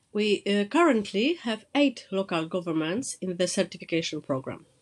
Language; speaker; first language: English; non-native, fluent; Polish